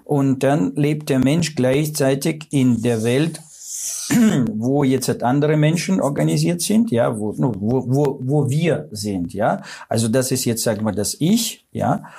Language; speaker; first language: German; non-native, fluent; Russian